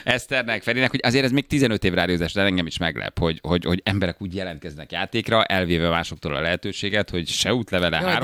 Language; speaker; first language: Hungarian; native; Hungarian